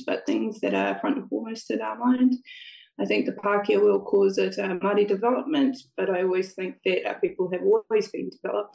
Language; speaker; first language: English; native; English